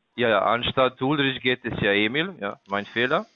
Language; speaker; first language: German; non-native, learner; Slovak